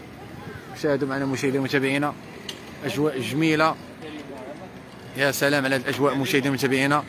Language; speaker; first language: Arabic; native; Arabic